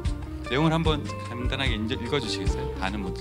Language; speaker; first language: Korean; native; Korean